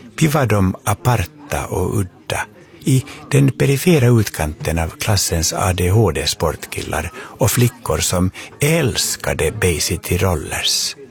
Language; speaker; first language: Swedish; native; Swedish